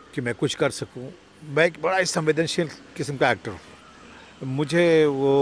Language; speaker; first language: Hindi; native; Hindi